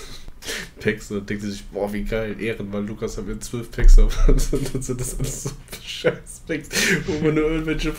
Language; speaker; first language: German; native; German